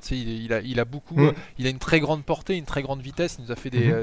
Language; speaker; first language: French; native; French